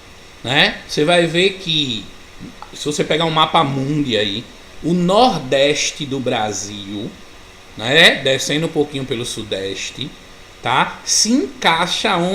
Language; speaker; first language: Portuguese; native; Portuguese